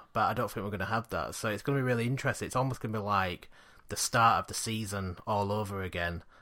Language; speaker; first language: English; native; English